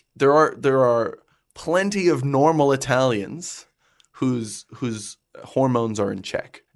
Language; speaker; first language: English; native; English